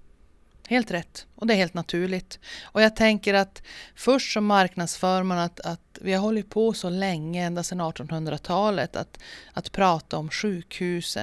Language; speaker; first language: Swedish; native; Swedish